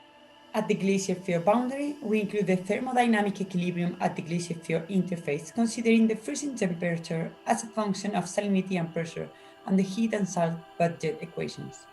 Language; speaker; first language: English; non-native, fluent; Spanish